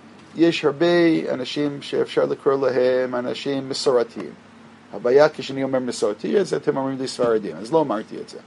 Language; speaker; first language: Hebrew; non-native, fluent; English